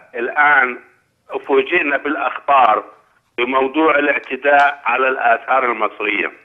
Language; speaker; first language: Arabic; native; Arabic